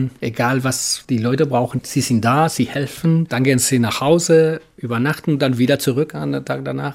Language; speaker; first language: German; non-native, fluent; Spanish